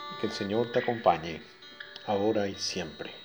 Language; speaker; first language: Spanish; native; Spanish